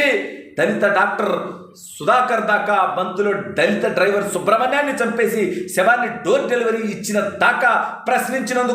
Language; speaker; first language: Telugu; native; Telugu